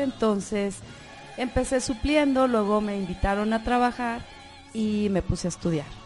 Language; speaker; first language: Spanish; native; Spanish